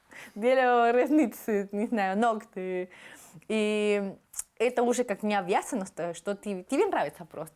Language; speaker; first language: Russian; non-native, fluent; Spanish